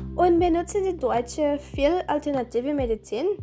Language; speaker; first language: German; non-native, learner; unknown